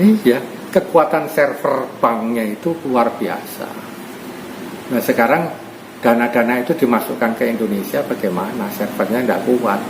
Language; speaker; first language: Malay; non-native, local second language; Javanese